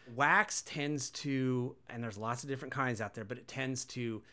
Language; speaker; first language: English; native; English